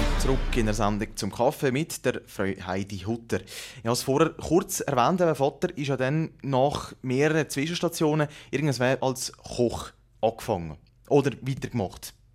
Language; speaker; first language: German; native; German